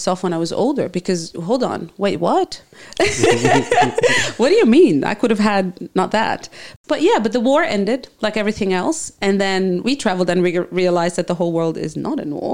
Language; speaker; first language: English; non-native, fluent; Arabic